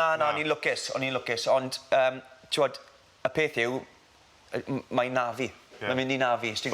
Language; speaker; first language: Welsh; native; Welsh